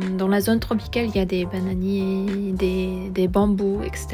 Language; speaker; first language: French; non-native, fluent; Korean